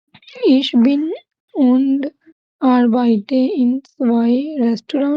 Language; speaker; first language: German; non-native, learner; Urdu